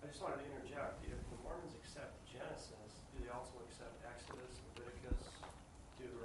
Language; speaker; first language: English; native; English